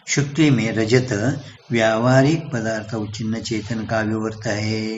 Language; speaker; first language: Hindi; non-native, local second language; Kannada